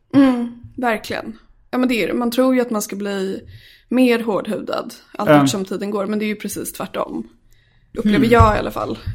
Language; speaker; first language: Swedish; native; Swedish